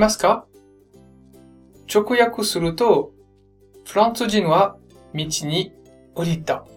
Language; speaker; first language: Japanese; non-native, fluent; French